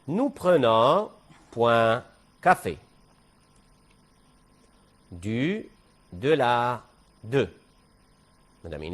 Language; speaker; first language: French; non-native, fluent; Arabic